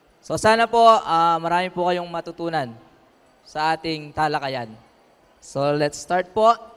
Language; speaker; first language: Filipino; native; Filipino